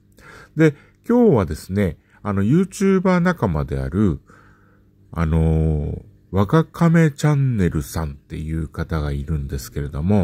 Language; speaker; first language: Japanese; native; Japanese